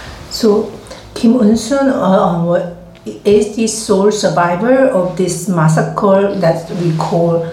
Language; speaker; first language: English; non-native, fluent; Korean